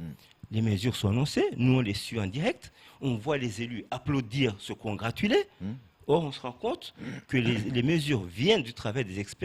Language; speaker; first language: French; native; French